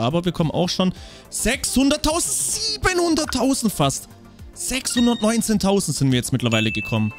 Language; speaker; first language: German; native; German